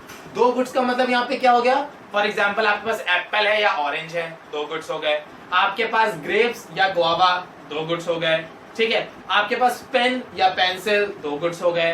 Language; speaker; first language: Hindi; native; Hindi